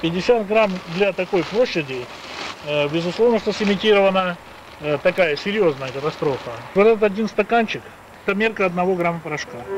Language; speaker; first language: Russian; native; Russian